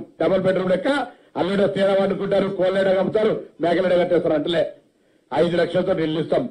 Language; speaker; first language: Telugu; native; Telugu